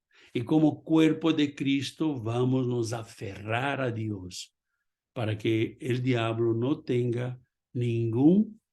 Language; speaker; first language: Spanish; non-native, fluent; Portuguese